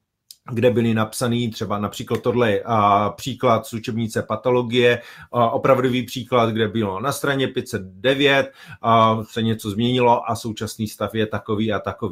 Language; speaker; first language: Czech; native; Czech